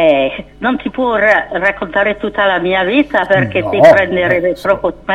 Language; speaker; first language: Italian; non-native, fluent; French